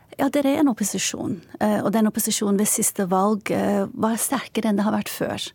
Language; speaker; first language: Norwegian; non-native, fluent; Turkish